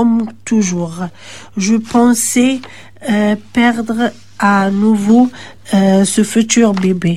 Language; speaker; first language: French; non-native, local second language; Arabic